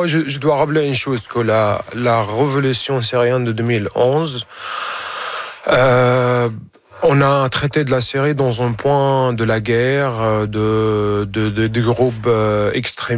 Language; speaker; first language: French; non-native, fluent; Arabic